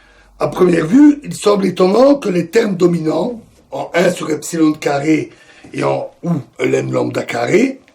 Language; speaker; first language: French; native; French